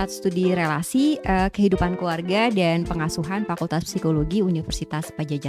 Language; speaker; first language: Indonesian; native; Indonesian